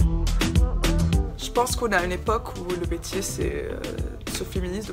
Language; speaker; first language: French; non-native, local second language; Arabic